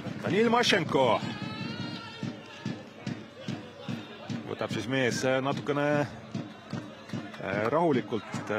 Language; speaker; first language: Estonian; native; Estonian